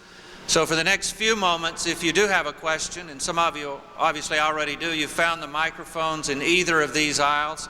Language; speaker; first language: English; native; English